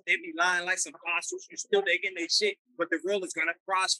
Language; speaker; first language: English; early bilingual, other home language; Spanish